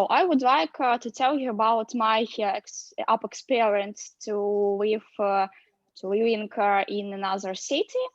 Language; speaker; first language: English; non-native, learner; Russian